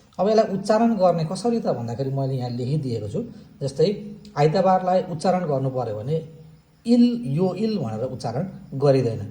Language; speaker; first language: Nepali; native; Nepali